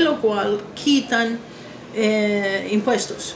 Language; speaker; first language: Spanish; non-native, fluent; English